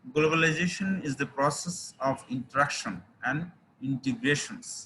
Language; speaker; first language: English; non-native, local second language; Bangla